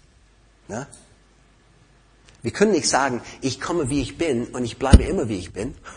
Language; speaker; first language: German; non-native, fluent; English